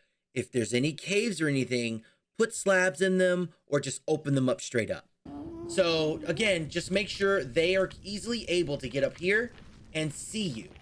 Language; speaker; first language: English; native; English